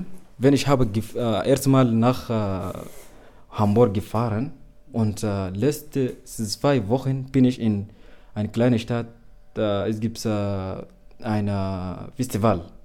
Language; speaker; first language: German; non-native, learner; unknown